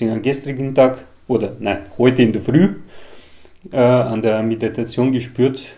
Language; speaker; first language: German; non-native, fluent; Russian